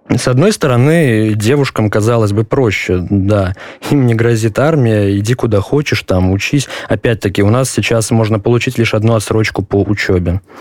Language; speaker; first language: Russian; native; Russian